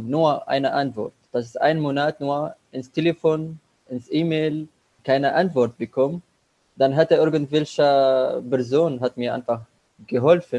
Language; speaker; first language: German; non-native, learner; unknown